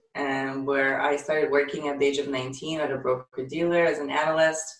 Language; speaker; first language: English; non-native, fluent; Ukrainian